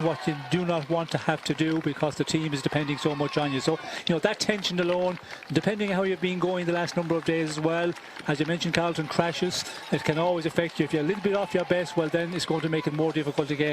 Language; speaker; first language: English; native; English